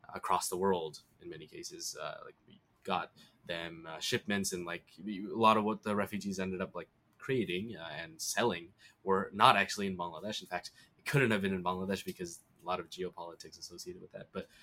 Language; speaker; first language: English; early bilingual, other home language; Bangla